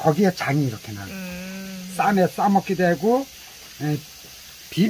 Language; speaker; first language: Korean; native; Korean